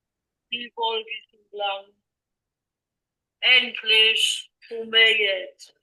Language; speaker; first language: German; native; German